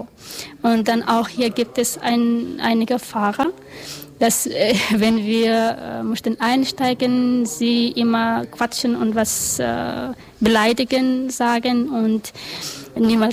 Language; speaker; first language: German; non-native, learner; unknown